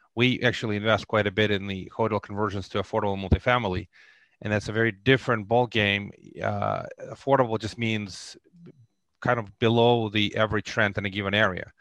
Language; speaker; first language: English; non-native, fluent; Russian